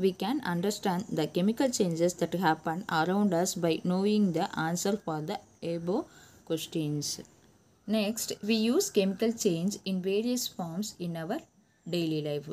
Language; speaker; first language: English; non-native, local second language; Tamil